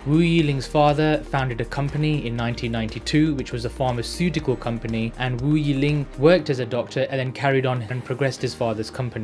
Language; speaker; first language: English; native; English